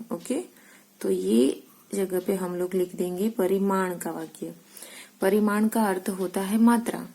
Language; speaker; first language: Hindi; non-native, local second language; Gujarati